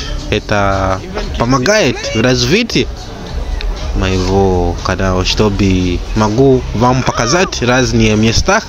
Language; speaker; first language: Russian; non-native, learner; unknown